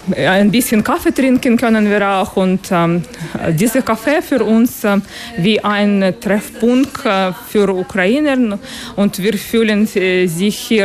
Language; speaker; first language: German; non-native, learner; Ukrainian